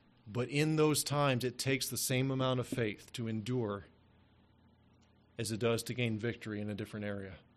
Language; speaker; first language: English; native; English